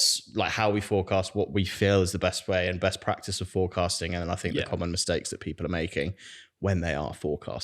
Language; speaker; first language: English; native; English